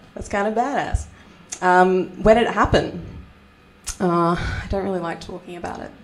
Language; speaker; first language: English; native; English